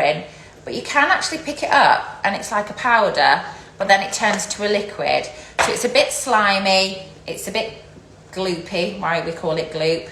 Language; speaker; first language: English; native; English